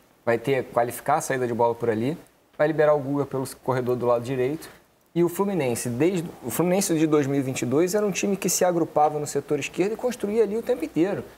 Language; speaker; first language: Portuguese; native; Portuguese